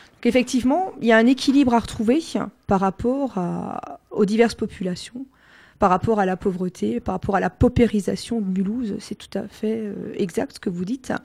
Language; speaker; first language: French; non-native, local second language; Swiss German